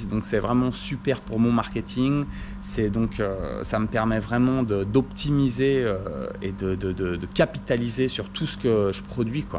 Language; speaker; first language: French; native; French